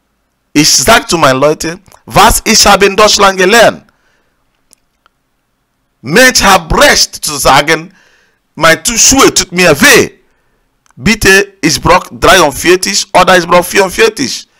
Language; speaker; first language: German; non-native, learner; Igbo